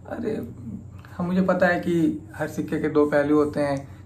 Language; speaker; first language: Hindi; native; Hindi